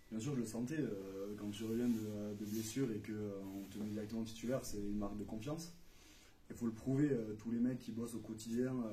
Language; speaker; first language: French; native; French